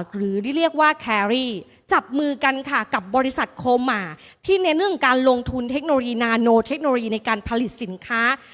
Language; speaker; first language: Thai; native; Thai